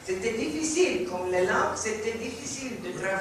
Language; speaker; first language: French; non-native, fluent; Arabic